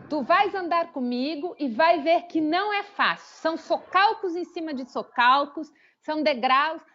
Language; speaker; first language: Portuguese; native; Portuguese